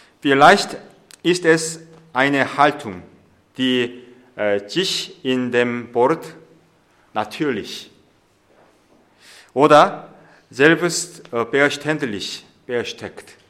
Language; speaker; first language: German; non-native, fluent; Korean